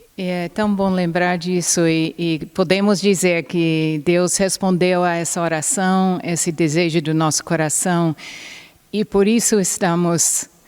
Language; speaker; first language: Portuguese; non-native, fluent; English